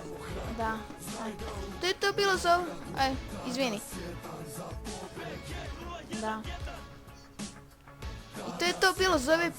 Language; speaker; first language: Croatian; native; Croatian